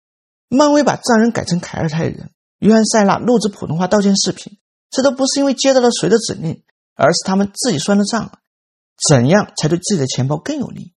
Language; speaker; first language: Chinese; native; Chinese